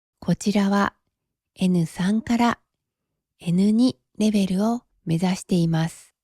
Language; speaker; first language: Japanese; native; Japanese